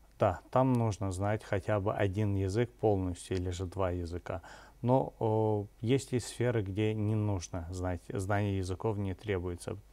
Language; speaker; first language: Russian; non-native, local second language; Azerbaijani